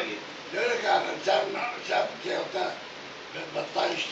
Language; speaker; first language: Hebrew; non-native, learner; Arabic